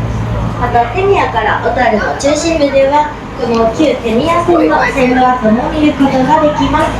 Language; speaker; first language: Japanese; native; Japanese